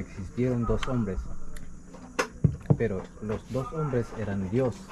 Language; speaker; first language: Spanish; non-native, local second language; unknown